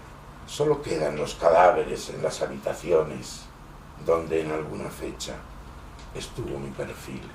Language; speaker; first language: Spanish; native; Spanish